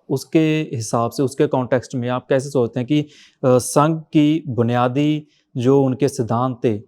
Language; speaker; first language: Hindi; non-native, local second language; Punjabi